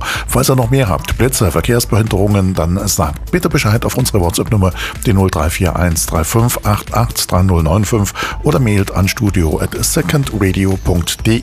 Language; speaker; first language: German; native; German